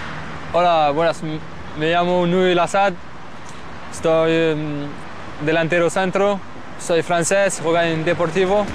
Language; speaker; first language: Spanish; non-native, learner; French